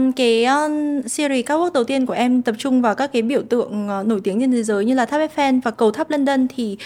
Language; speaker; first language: Vietnamese; early bilingual, heritage; Vietnamese